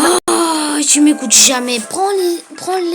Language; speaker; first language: French; native; French